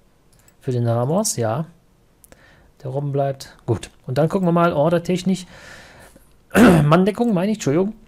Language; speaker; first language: German; native; German